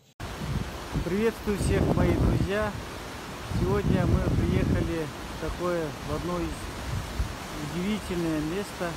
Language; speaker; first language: Russian; non-native, local second language; Kyrgyz